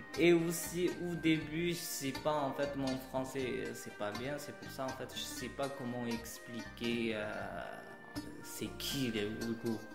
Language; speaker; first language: French; non-native, learner; Uyghur